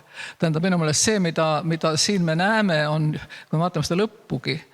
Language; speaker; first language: Estonian; native; Estonian